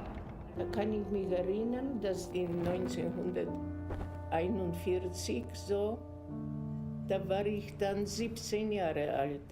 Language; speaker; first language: German; non-native, fluent; Polish